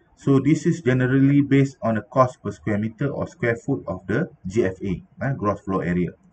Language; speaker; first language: English; non-native, local second language; Malay